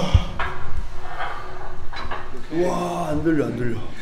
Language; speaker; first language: Korean; native; Korean